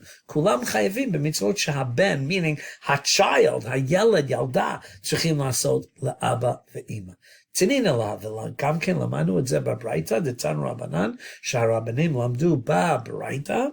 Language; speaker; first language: Hebrew; non-native, fluent; English